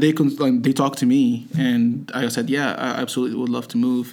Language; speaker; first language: English; non-native, fluent; Arabic